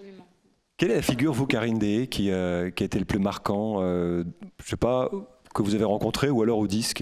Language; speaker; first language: French; native; French